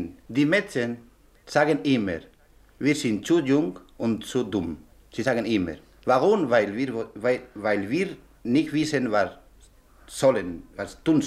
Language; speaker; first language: German; non-native, learner; Spanish